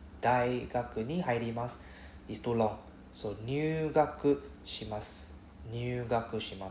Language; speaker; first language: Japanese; non-native, fluent; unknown